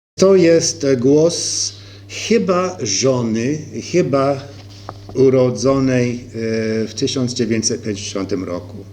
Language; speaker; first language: Polish; early bilingual, heritage; Polish